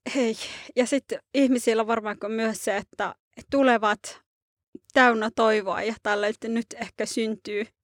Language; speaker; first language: Finnish; early bilingual, other home language; Somali